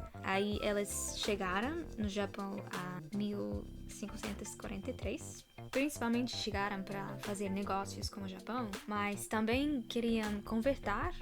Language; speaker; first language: Portuguese; non-native, fluent; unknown